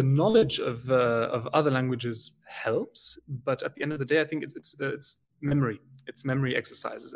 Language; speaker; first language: English; non-native, fluent; German